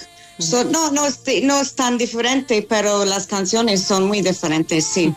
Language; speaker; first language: Spanish; non-native, fluent; English